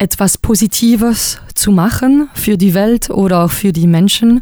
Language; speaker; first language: German; non-native, local second language; French